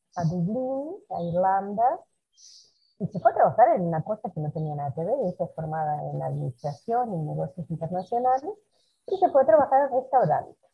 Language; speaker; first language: Spanish; native; Spanish